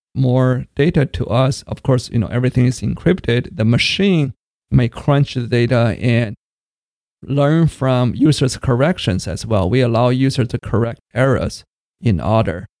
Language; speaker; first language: English; non-native, fluent; Chinese